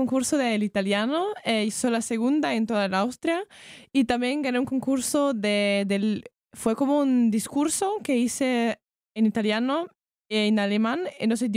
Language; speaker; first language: Spanish; non-native, fluent; Ukrainian